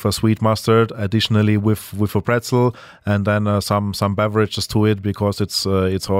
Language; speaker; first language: English; non-native, fluent; German